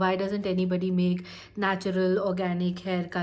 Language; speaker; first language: English; non-native, local second language; Hindi